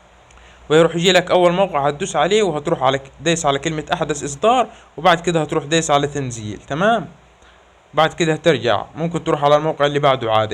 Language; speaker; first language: Arabic; native; Arabic